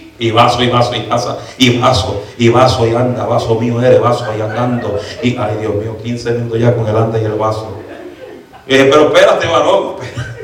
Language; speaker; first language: Spanish; early bilingual, heritage; Spanish